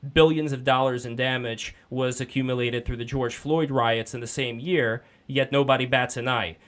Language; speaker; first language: English; non-native, fluent; Russian